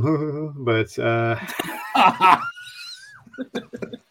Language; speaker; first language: English; native; English